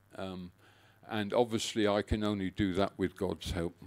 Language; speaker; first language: English; native; English